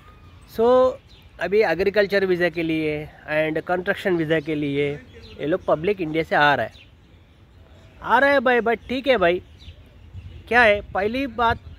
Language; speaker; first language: Hindi; non-native, local second language; Telugu